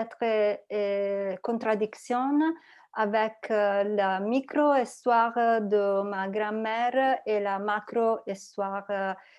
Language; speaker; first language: French; non-native, learner; Italian